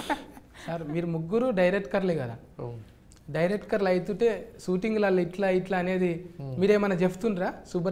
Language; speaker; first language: Telugu; native; Telugu